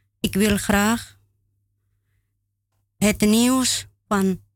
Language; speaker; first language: Dutch; non-native, learner; Spanish